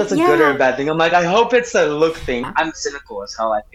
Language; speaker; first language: English; native; English